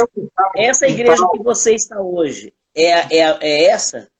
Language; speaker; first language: Portuguese; native; Portuguese